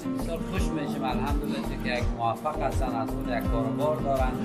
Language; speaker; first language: Persian; native; Persian